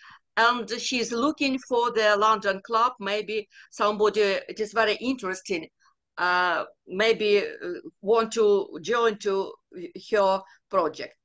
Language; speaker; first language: English; non-native, learner; Ukrainian